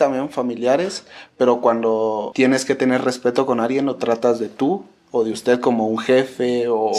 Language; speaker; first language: Spanish; native; Spanish